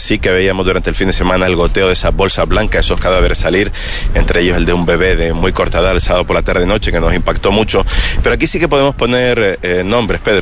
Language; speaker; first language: Spanish; native; Spanish